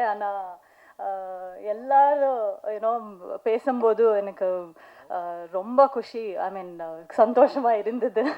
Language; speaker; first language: Tamil; non-native, learner; Kannada